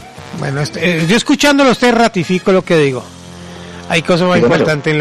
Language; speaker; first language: Spanish; native; Spanish